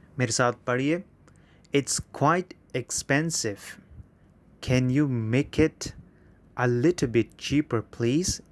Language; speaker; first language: Urdu; native; Urdu